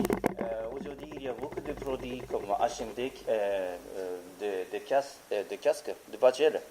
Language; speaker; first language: French; non-native, learner; Japanese